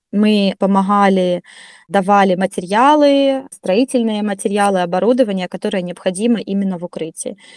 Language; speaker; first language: Russian; native; Russian